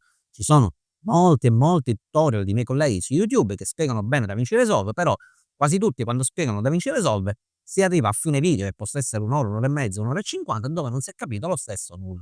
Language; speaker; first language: Italian; native; Italian